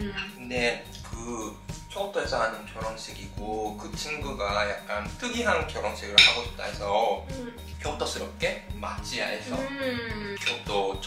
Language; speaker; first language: Korean; non-native, fluent; Japanese